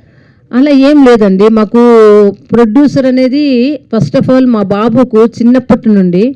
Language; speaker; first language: Telugu; native; Telugu